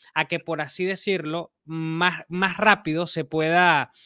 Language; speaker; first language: Spanish; native; Spanish